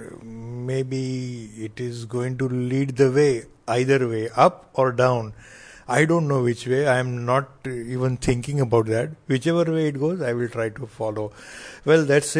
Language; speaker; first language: English; non-native, local second language; Hindi